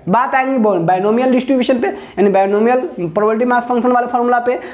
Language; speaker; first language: Hindi; native; Hindi